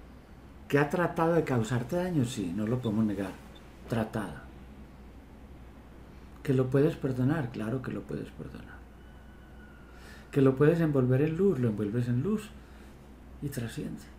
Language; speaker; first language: Spanish; native; Spanish